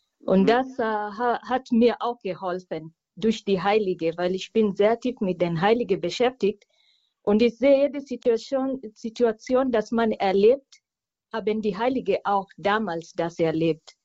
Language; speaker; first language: German; non-native, fluent; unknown